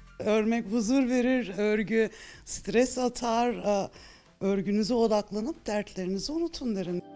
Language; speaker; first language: Turkish; early bilingual, heritage; Turkish